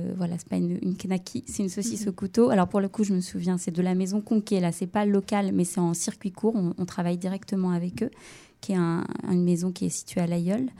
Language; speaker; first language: French; native; French